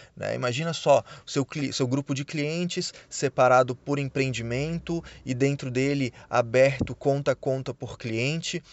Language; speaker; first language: Portuguese; native; Portuguese